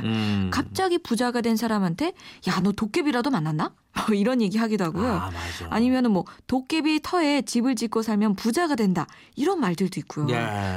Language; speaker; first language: Korean; native; Korean